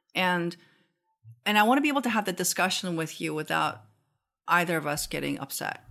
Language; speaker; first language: English; non-native, fluent; Korean